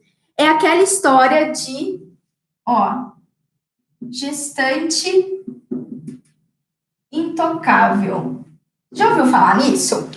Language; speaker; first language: Portuguese; native; Portuguese